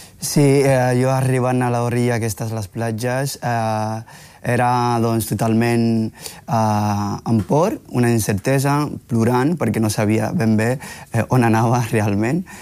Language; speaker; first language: Catalan; non-native, fluent; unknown